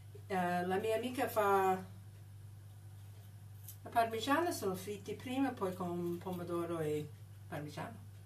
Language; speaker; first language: Italian; non-native, fluent; English